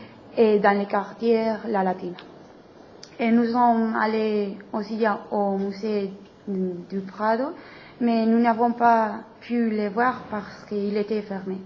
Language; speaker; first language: French; non-native, learner; Spanish